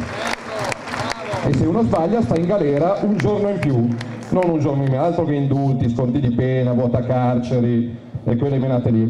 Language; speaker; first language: Italian; native; Italian